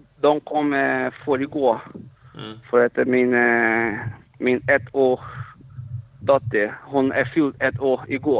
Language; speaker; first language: Swedish; non-native, fluent; Portuguese